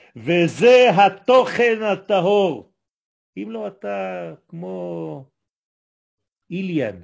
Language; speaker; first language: Hebrew; non-native, fluent; French